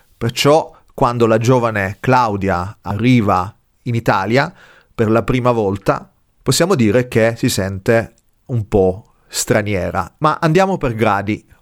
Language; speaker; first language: Italian; native; Italian